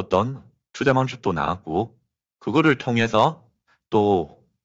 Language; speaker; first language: Korean; native; Korean